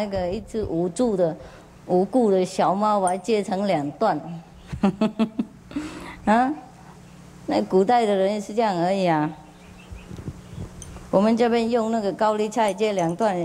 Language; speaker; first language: Chinese; non-native, fluent; Vietnamese